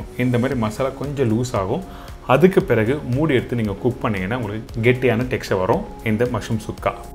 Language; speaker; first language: Tamil; native; Tamil